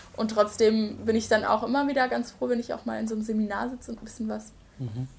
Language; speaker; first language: German; native; German